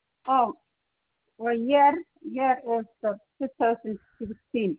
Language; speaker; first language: English; non-native, learner; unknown